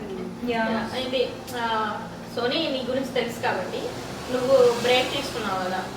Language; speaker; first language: Telugu; native; Telugu